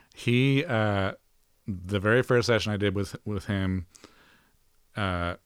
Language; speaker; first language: English; native; English